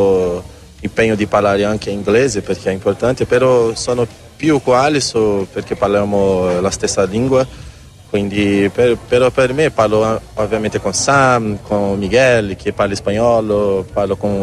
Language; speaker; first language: Italian; non-native, learner; Portuguese